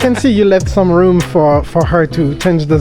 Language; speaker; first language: English; non-native, fluent; French